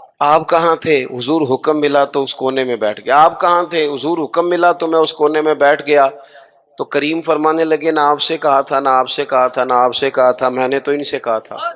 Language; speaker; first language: Urdu; non-native, local second language; Punjabi